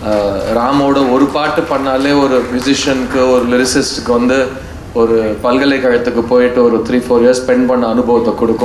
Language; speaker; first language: Tamil; native; Tamil